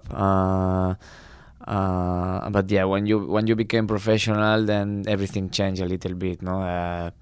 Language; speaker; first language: English; non-native, fluent; Spanish